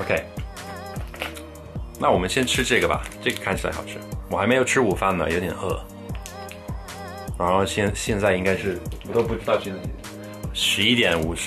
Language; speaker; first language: Chinese; non-native, fluent; English